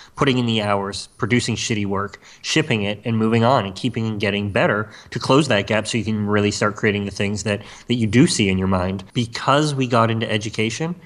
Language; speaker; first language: English; native; English